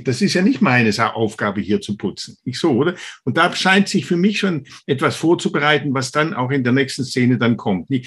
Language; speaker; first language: German; native; German